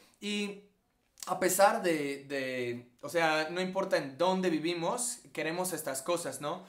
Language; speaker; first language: Spanish; non-native, fluent; English